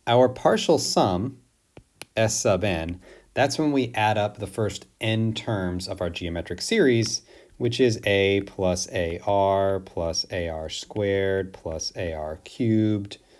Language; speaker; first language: English; native; English